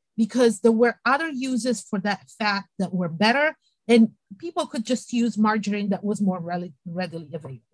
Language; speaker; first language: English; non-native, fluent; Italian